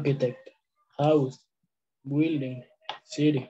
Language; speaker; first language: English; non-native, learner; Spanish